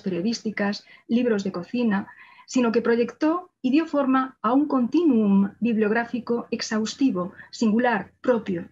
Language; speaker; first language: Spanish; native; Spanish